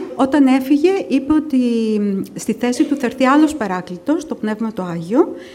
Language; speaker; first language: Greek; early bilingual, other home language; English